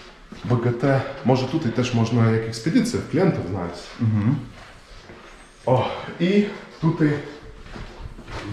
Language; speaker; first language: Polish; non-native, learner; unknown